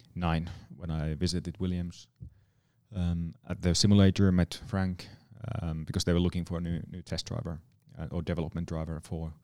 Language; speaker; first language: English; non-native, fluent; Finnish